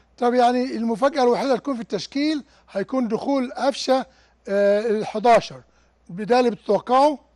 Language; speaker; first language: Arabic; native; Arabic